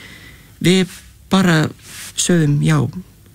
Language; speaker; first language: Icelandic; non-native, fluent; Lithuanian